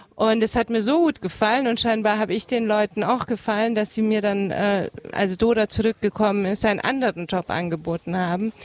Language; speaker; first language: German; early bilingual, other home language; Hungarian